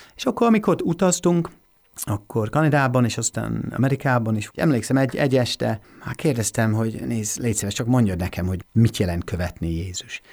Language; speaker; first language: Hungarian; non-native, fluent; English